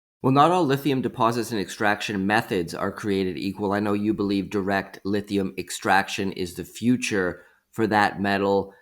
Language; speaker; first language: English; native; English